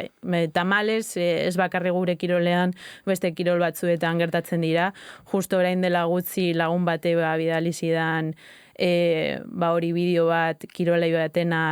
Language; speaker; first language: Basque; native; Basque